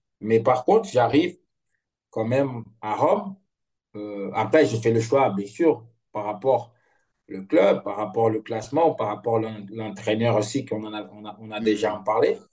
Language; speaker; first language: French; non-native, fluent; Portuguese